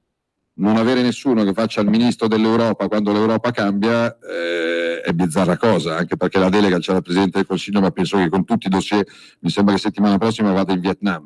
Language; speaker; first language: Italian; native; Italian